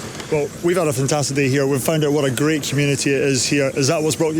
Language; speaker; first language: English; native; English